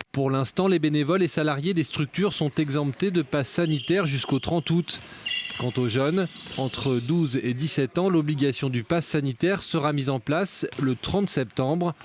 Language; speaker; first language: French; native; French